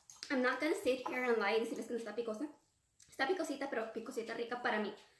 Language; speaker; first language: Spanish; early bilingual, heritage; Spanish